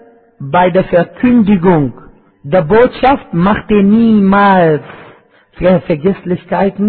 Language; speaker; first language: German; non-native, fluent; Arabic